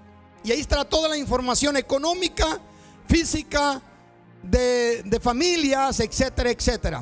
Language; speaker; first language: Spanish; native; Spanish